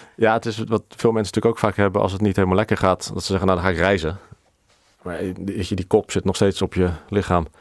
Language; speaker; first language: Dutch; native; Dutch